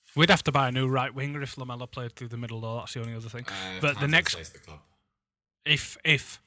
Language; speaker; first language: English; native; English